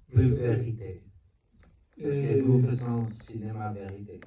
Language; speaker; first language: French; non-native, learner; Spanish